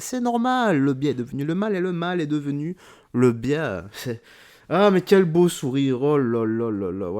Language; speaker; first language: French; native; French